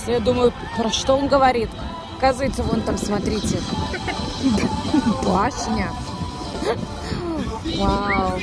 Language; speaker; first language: Russian; native; Russian